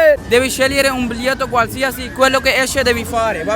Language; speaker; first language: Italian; non-native, learner; Urdu